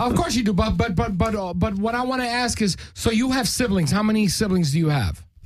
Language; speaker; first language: English; early bilingual, other home language; Spanish